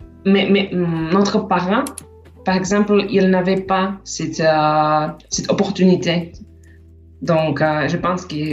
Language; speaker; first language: French; non-native, fluent; Slovak